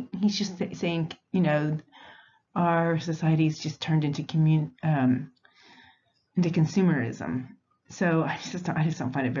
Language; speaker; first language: English; native; English